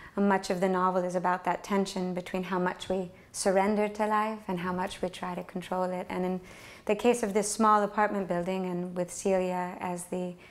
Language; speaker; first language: English; native; English